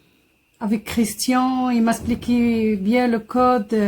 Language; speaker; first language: French; non-native, learner; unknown